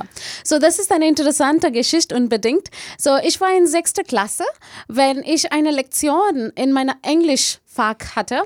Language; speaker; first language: German; non-native, learner; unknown